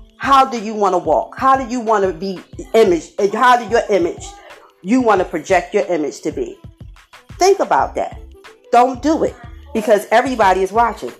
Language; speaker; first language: English; native; English